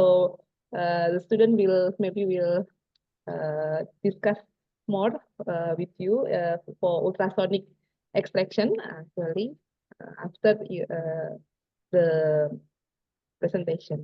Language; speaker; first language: English; non-native, fluent; Indonesian